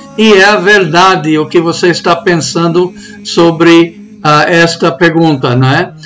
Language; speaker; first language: Portuguese; non-native, fluent; English